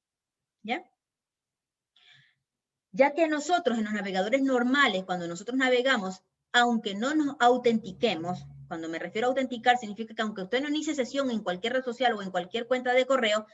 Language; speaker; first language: Spanish; native; Spanish